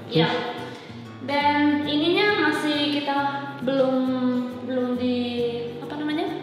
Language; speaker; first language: Indonesian; non-native, fluent; Spanish